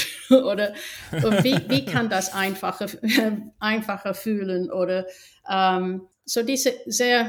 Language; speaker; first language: German; non-native, fluent; English